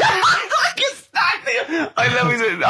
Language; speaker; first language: English; native; English